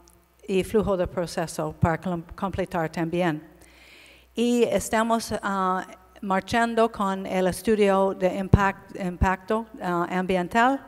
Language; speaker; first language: Spanish; non-native, learner; English